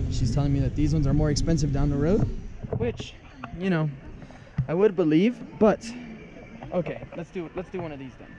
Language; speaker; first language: English; native; English